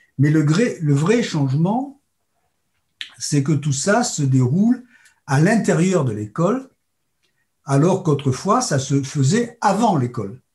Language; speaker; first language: French; native; French